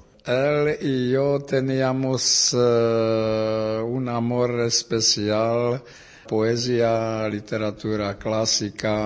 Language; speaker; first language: Spanish; non-native, learner; Czech